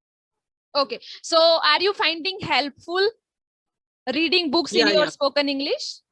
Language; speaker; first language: English; non-native, local second language; Hindi